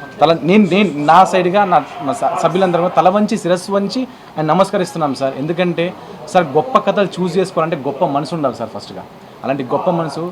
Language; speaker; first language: Telugu; native; Telugu